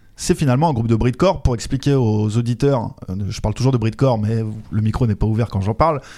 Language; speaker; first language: French; native; French